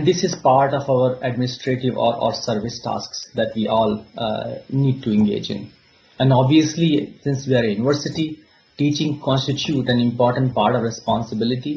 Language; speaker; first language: English; non-native, local second language; Hindi